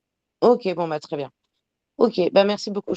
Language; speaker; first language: French; native; French